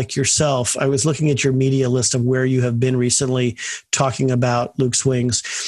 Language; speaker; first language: English; native; English